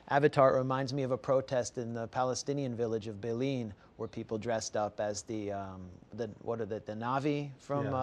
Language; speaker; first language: English; native; English